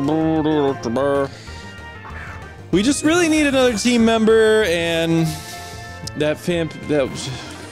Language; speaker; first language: English; native; English